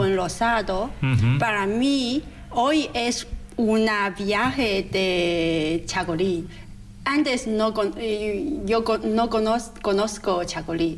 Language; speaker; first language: Spanish; non-native, learner; Chinese